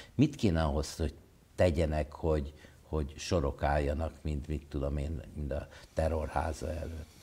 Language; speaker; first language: Hungarian; native; Hungarian